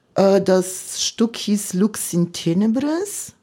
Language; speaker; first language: German; non-native, fluent; Italian